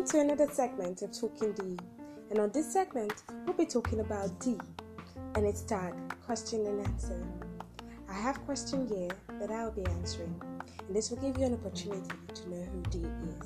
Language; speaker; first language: English; non-native, local second language; Ibibio